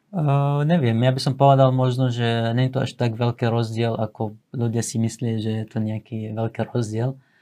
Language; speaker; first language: Slovak; non-native, fluent; Assyrian Neo-Aramaic